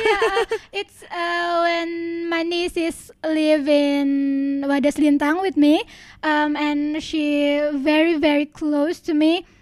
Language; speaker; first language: English; non-native, learner; Indonesian